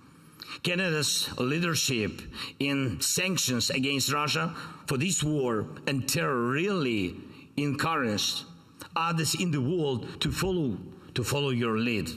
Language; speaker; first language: English; non-native, fluent; Ukrainian